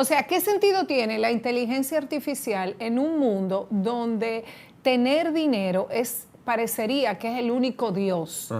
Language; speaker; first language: Spanish; native; Spanish